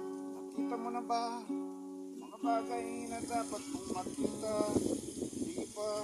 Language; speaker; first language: Filipino; native; Filipino